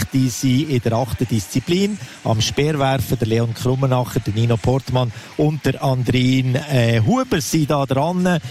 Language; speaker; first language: German; native; German